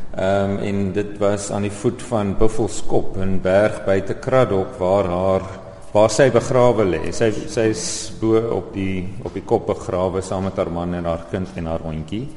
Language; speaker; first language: Afrikaans; native; Afrikaans